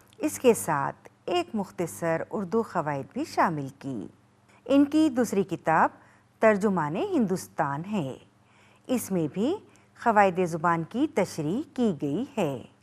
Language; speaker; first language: Urdu; native; Urdu